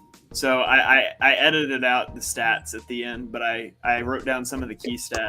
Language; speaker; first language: English; native; English